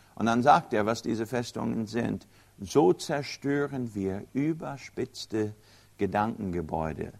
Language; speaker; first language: German; non-native, fluent; English